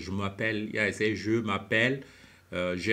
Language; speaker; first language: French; non-native, fluent; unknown